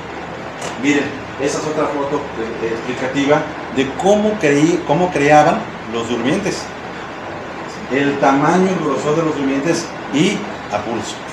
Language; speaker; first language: Spanish; native; Spanish